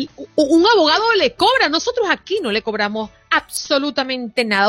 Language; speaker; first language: Spanish; native; Spanish